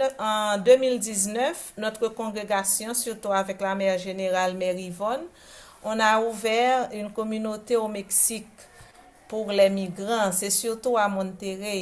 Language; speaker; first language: French; non-native, local second language; Haitian Creole